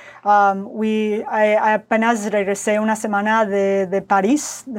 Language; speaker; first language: Spanish; early bilingual, heritage; Spanish